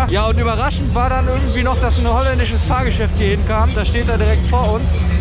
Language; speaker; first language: German; native; German